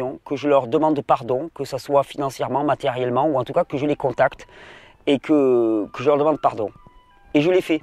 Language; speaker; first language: French; native; French